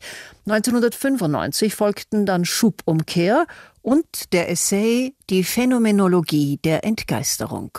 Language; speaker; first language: German; native; German